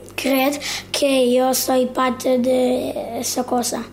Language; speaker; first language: Spanish; early bilingual, heritage; Hebrew